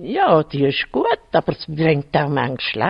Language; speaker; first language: German; non-native, learner; French